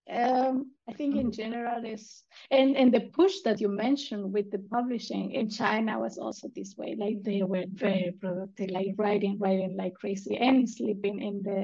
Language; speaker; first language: English; non-native, fluent; Spanish